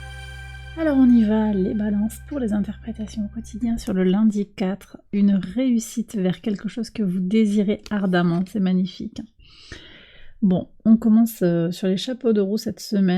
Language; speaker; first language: French; native; French